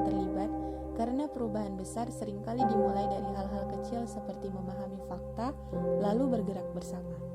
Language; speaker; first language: Indonesian; native; Indonesian